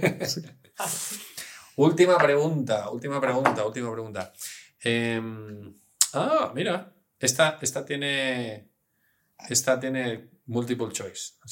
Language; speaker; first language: Spanish; early bilingual, other home language; English